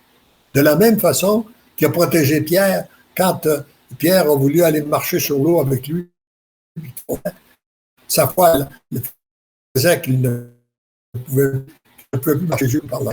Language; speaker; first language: French; native; French